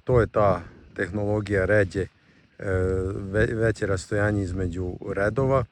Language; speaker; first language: Croatian; native; Croatian